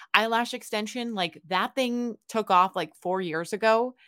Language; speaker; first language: English; native; English